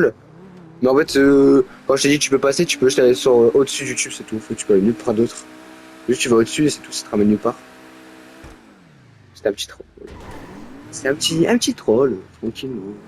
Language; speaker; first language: French; native; French